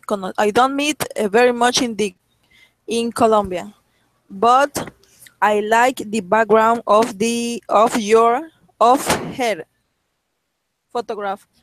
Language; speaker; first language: English; non-native, learner; Spanish